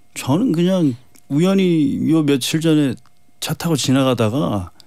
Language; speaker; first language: Korean; native; Korean